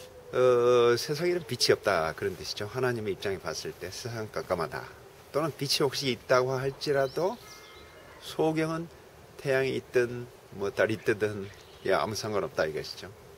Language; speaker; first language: Korean; native; Korean